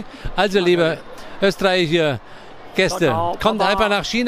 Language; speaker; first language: German; native; German